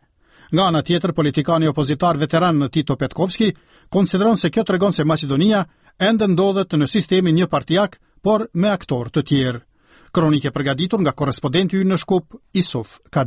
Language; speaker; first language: Albanian; native; Albanian